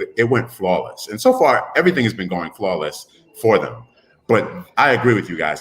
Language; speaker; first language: English; native; English